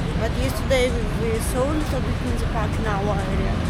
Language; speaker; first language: English; non-native, learner; Russian